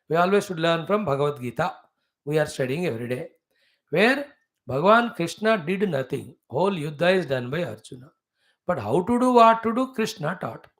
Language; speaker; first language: English; non-native, local second language; Hindi